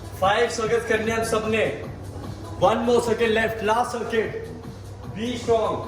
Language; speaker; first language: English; non-native, local second language; Punjabi